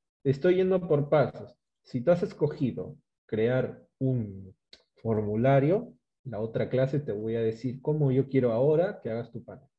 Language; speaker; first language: Spanish; native; Spanish